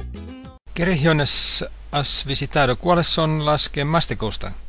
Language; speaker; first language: Spanish; non-native, fluent; Finnish